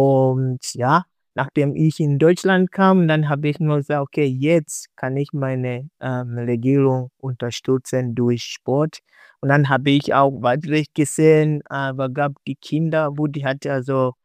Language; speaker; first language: German; non-native, learner; Swahili